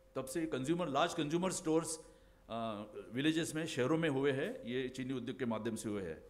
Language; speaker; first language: Hindi; non-native, local second language; Marathi